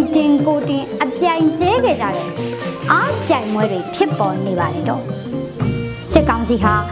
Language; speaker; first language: Burmese; native; Burmese